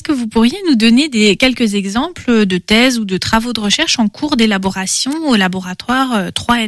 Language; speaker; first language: French; native; French